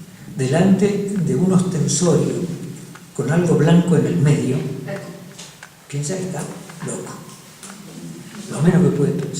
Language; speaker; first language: Spanish; native; Spanish